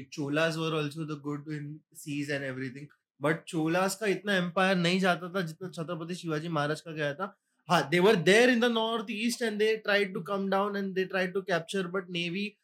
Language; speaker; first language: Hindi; non-native, local second language; Marathi